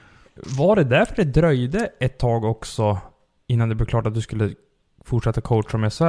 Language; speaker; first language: Swedish; native; Swedish